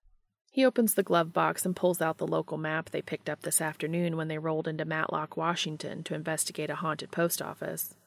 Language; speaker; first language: English; native; English